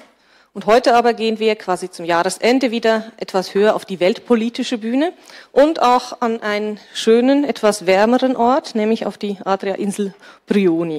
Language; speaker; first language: German; native; German